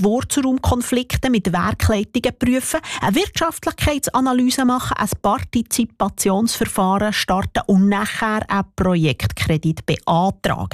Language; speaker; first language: German; native; German